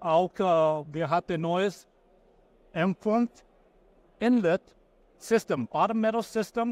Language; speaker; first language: German; non-native, learner; English